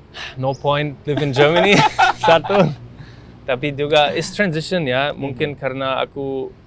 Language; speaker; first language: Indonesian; non-native, fluent; German